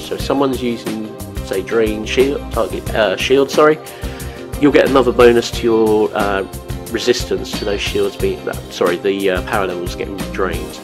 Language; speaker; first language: English; native; English